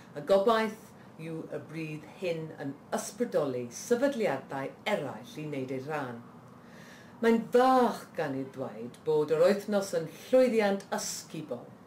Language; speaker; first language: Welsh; non-native, local second language; English